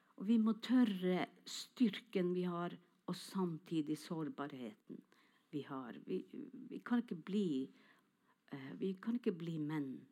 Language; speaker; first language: Norwegian; non-native, local second language; Northern Sami